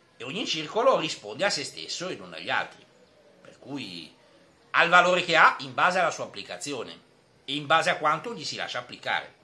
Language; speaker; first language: Italian; non-native, fluent; French